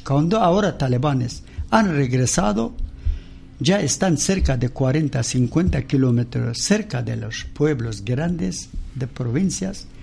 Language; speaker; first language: Spanish; non-native, learner; Persian